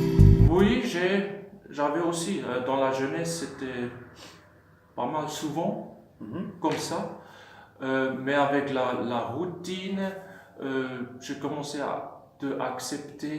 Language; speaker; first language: French; non-native, fluent; German